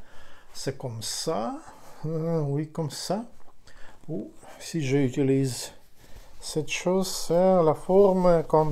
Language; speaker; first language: French; non-native, fluent; Ukrainian